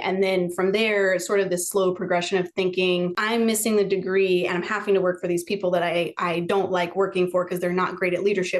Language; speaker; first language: English; native; English